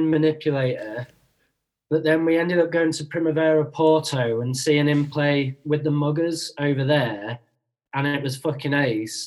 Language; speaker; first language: English; native; English